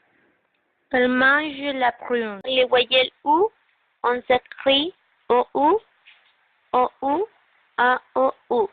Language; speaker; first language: French; non-native, learner; Spanish